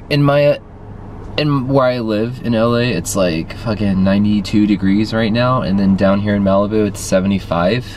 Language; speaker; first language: English; native; English